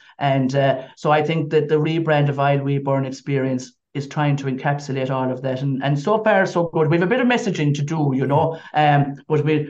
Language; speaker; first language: English; native; English